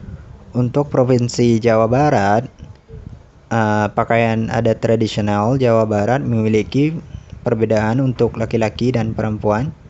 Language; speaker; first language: Indonesian; non-native, learner; Thai